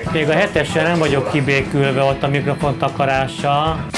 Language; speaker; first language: Hungarian; native; Hungarian